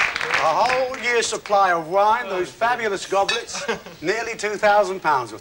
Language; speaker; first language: English; native; English